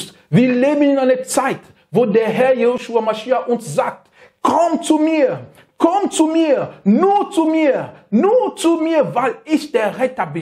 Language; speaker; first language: German; non-native, learner; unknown